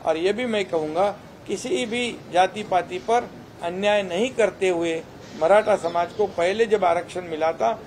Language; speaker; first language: Hindi; non-native, local second language; Marathi